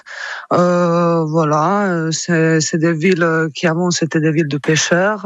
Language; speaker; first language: French; non-native, fluent; Croatian